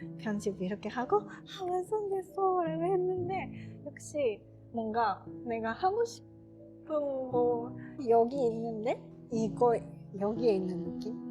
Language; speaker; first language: Korean; non-native, fluent; Japanese